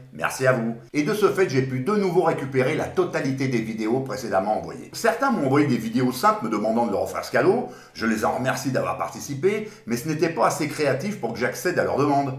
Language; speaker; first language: French; native; French